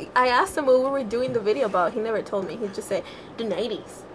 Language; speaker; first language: English; native; English